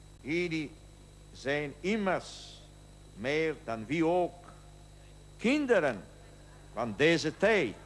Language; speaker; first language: Dutch; non-native, learner; Polish